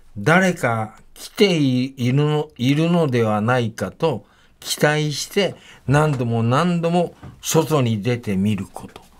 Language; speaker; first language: Japanese; native; Japanese